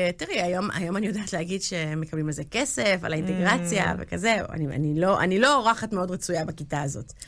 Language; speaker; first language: Hebrew; early bilingual, other home language; English